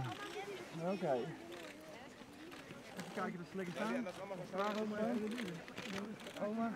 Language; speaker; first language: Dutch; native; Dutch